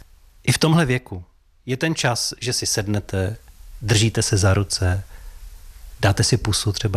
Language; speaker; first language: Czech; native; Czech